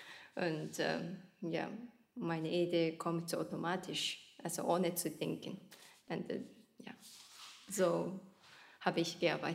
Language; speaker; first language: German; non-native, learner; Japanese